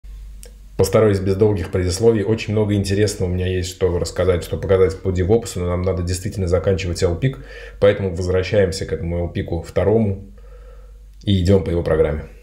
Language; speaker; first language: Russian; native; Russian